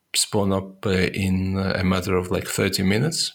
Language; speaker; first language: English; non-native, fluent; Estonian